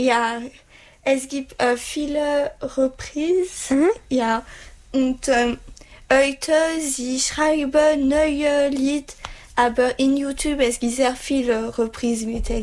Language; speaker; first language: German; non-native, learner; French